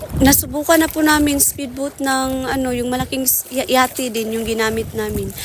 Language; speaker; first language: Filipino; non-native, local second language; Cebuano